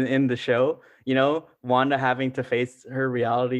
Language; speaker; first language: English; early bilingual, other home language; Spanish